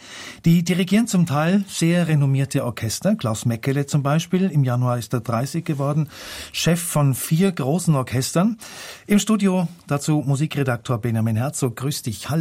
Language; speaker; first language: German; native; German